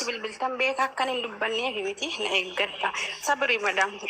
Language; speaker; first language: Arabic; non-native, learner; Oromo